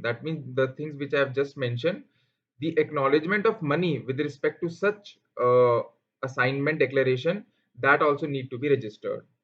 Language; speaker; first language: English; non-native, local second language; Hindi